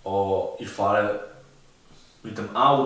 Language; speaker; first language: German; non-native, fluent; Spanish